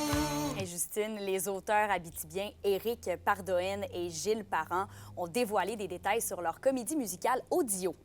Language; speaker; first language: French; native; French